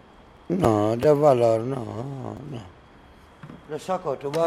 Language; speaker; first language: Spanish; non-native, learner; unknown